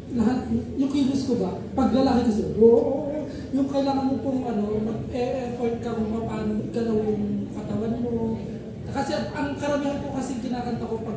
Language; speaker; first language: Filipino; native; Filipino